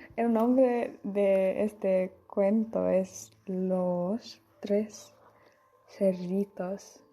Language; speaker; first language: Spanish; non-native, learner; English